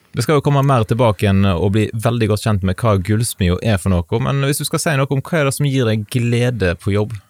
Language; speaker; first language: Norwegian; native; Norwegian